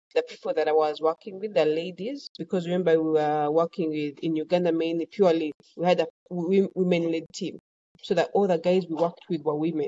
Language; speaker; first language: English; non-native, local second language; Ganda